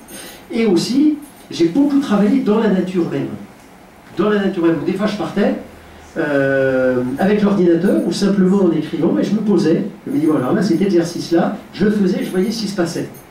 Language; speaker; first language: French; native; French